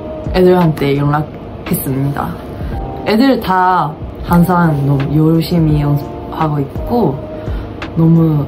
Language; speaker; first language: Korean; non-native, fluent; Japanese